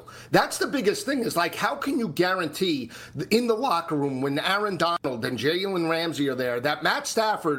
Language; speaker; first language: English; native; English